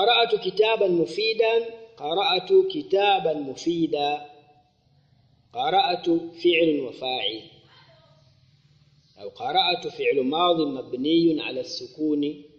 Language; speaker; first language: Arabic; non-native, fluent; Swahili